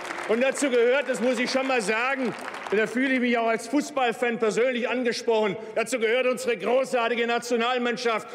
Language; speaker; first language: German; native; German